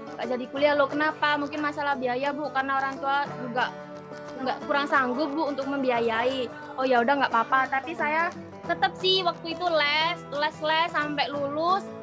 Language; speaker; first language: Indonesian; non-native, local second language; Madurese